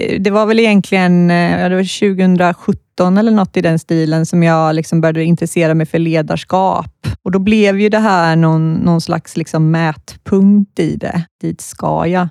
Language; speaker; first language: Swedish; native; Swedish